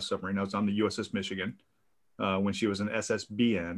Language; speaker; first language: English; native; English